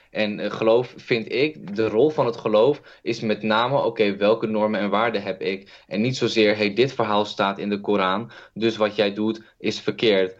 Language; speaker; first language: Dutch; early bilingual, other home language; Kurdish